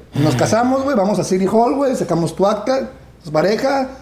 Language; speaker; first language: Spanish; native; Spanish